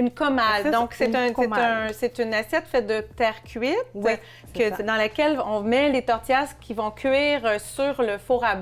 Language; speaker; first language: French; native; French